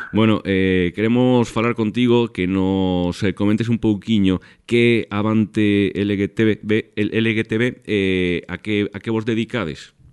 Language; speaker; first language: Galician; native; Galician